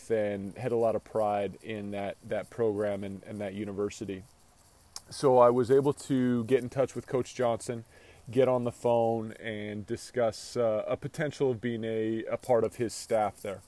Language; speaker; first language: English; native; English